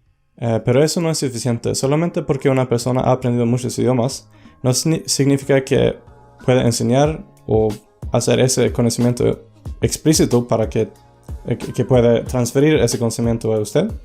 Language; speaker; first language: Spanish; non-native, fluent; Swedish